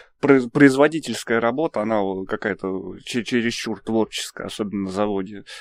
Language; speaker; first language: Russian; native; Russian